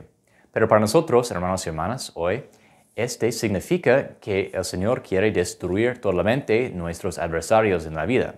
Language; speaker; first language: Spanish; non-native, fluent; English